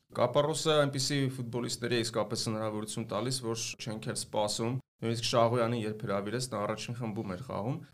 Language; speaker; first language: Armenian; native; Armenian